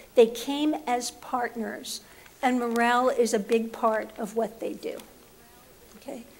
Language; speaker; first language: English; native; English